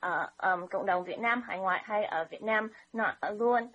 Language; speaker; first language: Vietnamese; early bilingual, heritage; Vietnamese